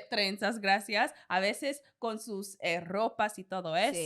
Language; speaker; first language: Spanish; non-native, learner; English